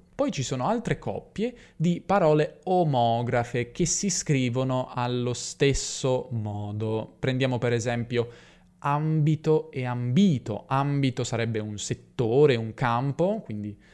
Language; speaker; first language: Italian; native; Italian